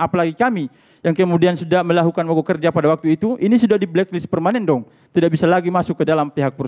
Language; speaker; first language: Indonesian; native; Indonesian